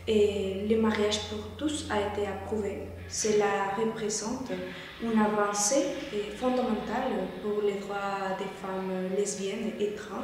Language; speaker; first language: French; non-native, fluent; Spanish